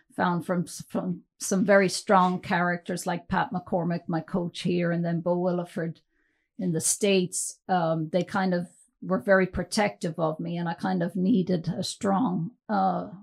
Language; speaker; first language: English; native; English